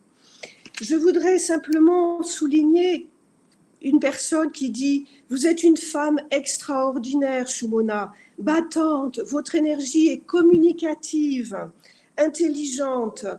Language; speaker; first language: French; native; French